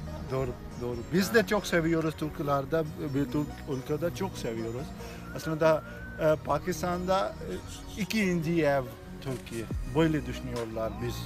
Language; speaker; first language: Turkish; non-native, learner; Urdu